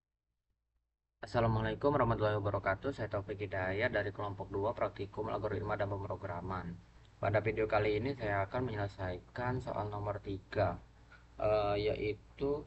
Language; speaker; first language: Indonesian; native; Indonesian